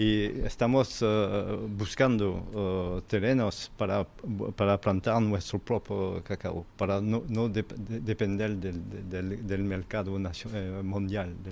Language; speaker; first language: Spanish; non-native, fluent; French